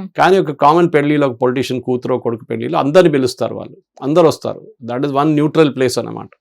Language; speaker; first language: Telugu; non-native, local second language; Malayalam